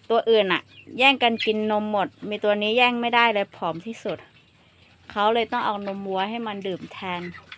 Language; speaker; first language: Thai; non-native, local second language; Hmong